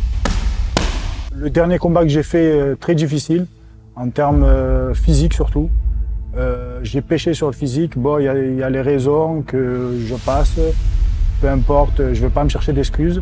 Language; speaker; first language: French; native; French